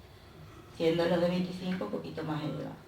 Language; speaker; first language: Spanish; native; Spanish